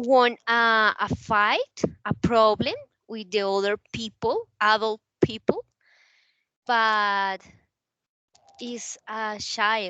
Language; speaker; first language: English; non-native, learner; Spanish